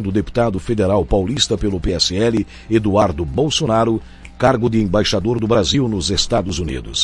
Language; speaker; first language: Portuguese; native; Portuguese